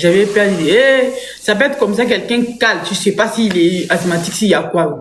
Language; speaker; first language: French; non-native, local second language; Lingala